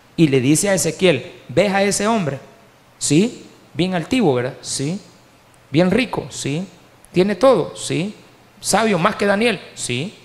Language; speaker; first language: Spanish; native; Spanish